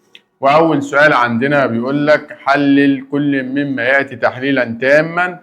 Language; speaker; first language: Arabic; native; Arabic